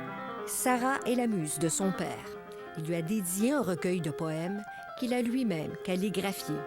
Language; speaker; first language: French; native; French